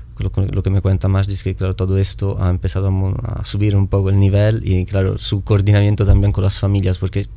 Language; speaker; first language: Spanish; non-native, fluent; Italian